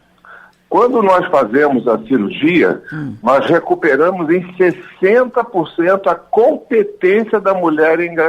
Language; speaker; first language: Portuguese; native; Portuguese